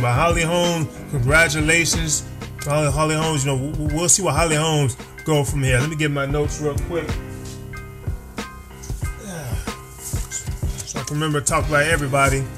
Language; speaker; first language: English; native; English